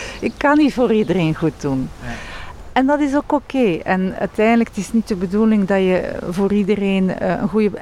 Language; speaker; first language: Dutch; non-native, local second language; French